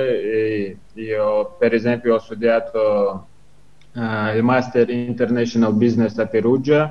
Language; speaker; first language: Italian; non-native, learner; Chechen